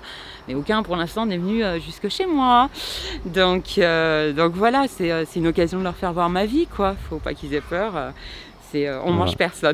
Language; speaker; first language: French; native; French